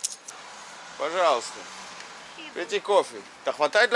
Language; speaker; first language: Russian; non-native, learner; English